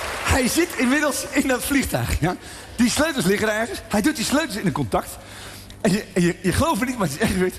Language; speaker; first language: Dutch; native; Dutch